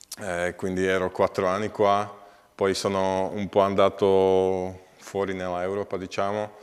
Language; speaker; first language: Italian; non-native, learner; Slovak